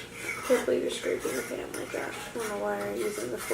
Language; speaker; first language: English; native; English